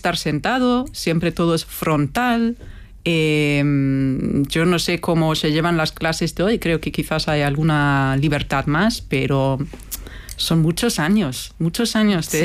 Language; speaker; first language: Spanish; non-native, fluent; German